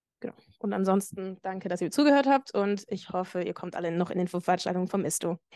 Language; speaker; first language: German; native; German